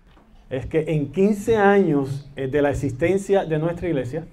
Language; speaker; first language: Spanish; native; Spanish